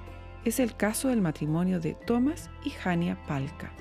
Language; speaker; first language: Spanish; native; Spanish